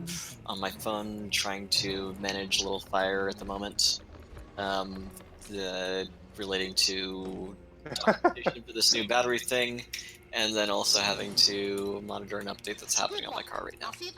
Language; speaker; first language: English; native; English